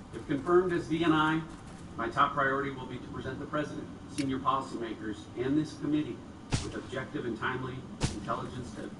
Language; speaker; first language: English; native; English